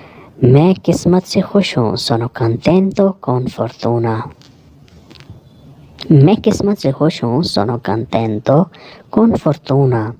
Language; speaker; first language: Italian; non-native, learner; Urdu